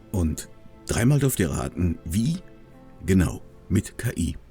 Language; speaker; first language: German; native; German